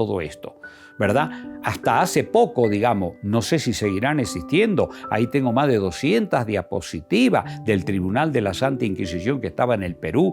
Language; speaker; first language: Spanish; native; Spanish